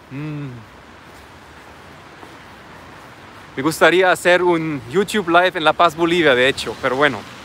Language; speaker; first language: Spanish; non-native, fluent; German